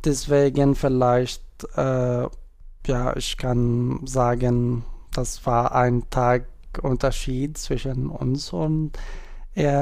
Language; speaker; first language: German; non-native, learner; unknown